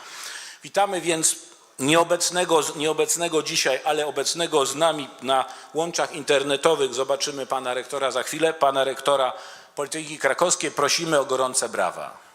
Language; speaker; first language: Polish; native; Polish